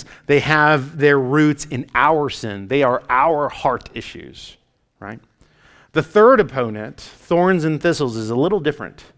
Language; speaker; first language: English; native; English